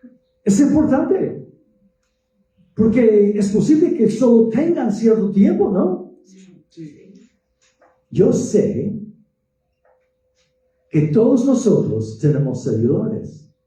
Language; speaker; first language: Spanish; non-native, fluent; English